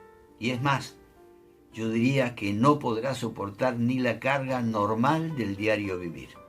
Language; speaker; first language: Spanish; native; Spanish